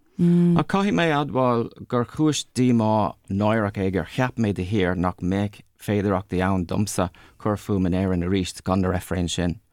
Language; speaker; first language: Irish; non-native, local second language; English